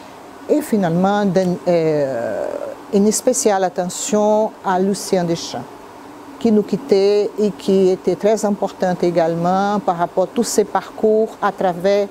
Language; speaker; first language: French; non-native, fluent; Portuguese